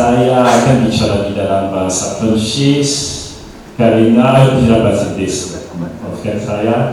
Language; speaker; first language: Indonesian; non-native, learner; French